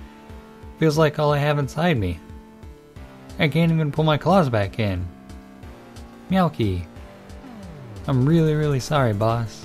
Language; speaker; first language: English; native; English